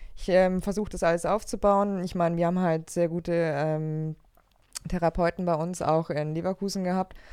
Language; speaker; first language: German; native; German